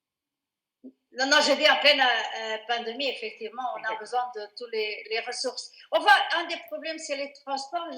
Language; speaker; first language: French; non-native, fluent; Portuguese